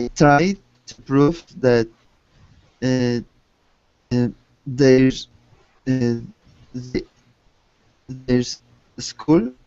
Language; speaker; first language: English; non-native, learner; Spanish